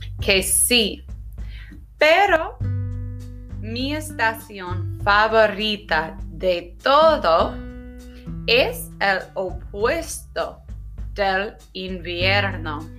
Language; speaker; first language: Spanish; non-native, fluent; English